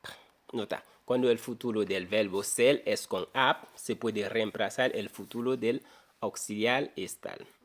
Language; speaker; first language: Spanish; non-native, fluent; Haitian Creole